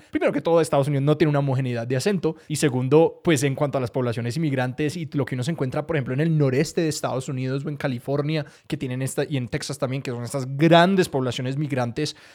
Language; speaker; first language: Spanish; native; Spanish